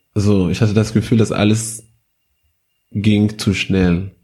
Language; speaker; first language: German; non-native, fluent; French